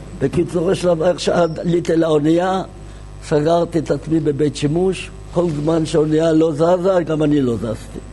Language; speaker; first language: Hebrew; non-native, fluent; Yiddish